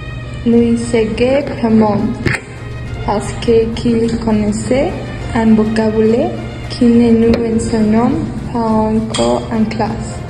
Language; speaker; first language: French; non-native, learner; Spanish